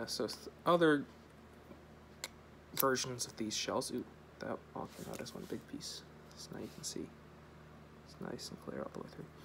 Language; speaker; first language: English; native; English